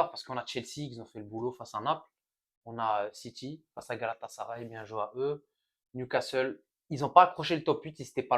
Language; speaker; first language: French; native; French